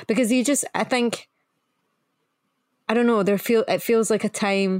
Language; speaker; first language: English; native; English